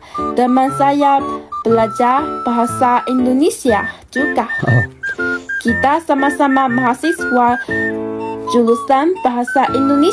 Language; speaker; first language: Indonesian; non-native, learner; Chinese